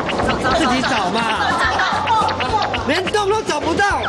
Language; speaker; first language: Chinese; native; Chinese